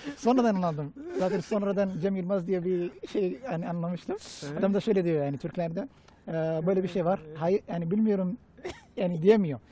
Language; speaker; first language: Turkish; non-native, fluent; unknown